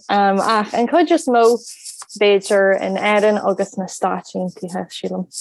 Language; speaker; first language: Irish; non-native, local second language; English